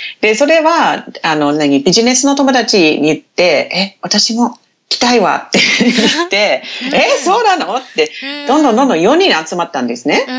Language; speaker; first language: Japanese; non-native, fluent; English